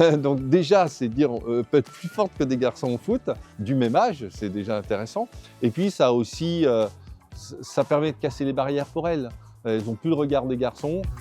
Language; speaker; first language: French; native; French